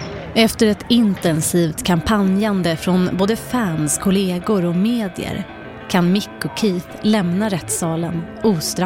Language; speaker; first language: Swedish; native; Swedish